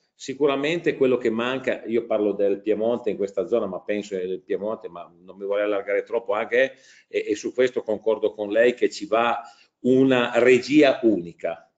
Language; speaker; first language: Italian; native; Italian